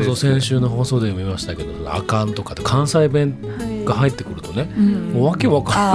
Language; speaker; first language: Japanese; native; Japanese